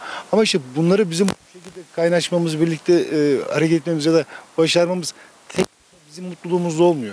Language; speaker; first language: Turkish; native; Turkish